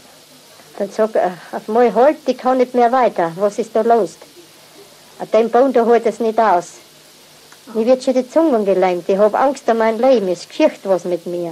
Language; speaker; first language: German; native; German